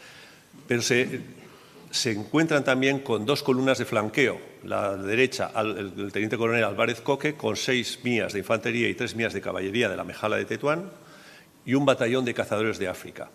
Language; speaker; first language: Spanish; native; Spanish